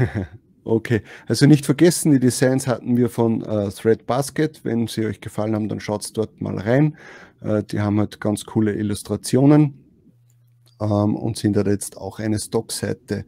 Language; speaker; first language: German; native; German